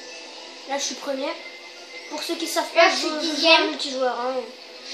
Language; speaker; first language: French; native; French